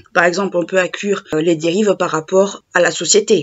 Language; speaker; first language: French; native; French